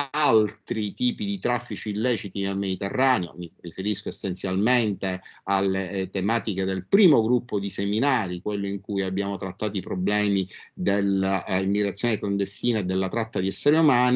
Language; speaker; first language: Italian; native; Italian